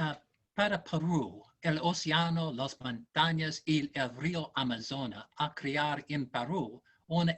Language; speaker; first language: Spanish; non-native, learner; English